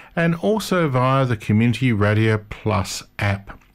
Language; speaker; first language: English; early bilingual, other home language; Italian